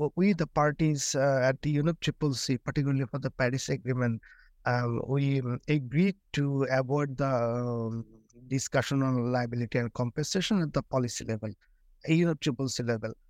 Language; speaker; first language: English; non-native, local second language; Bangla